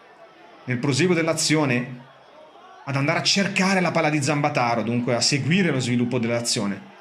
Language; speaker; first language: Italian; native; Italian